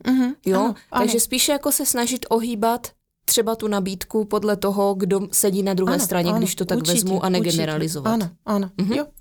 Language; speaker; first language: Czech; native; Czech